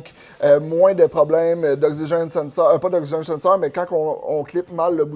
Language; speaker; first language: French; native; French